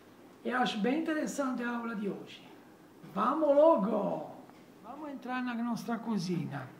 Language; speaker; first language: Portuguese; non-native, fluent; Italian